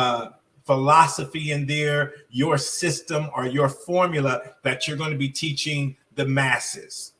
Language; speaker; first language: English; native; English